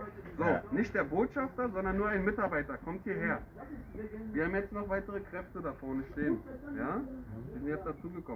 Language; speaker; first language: German; native; German